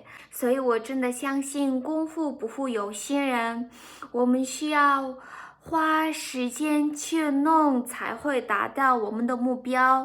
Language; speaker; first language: Chinese; non-native, fluent; Mongolian